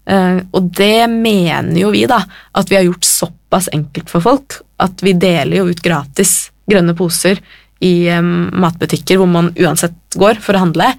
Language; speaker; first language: Norwegian; native; Norwegian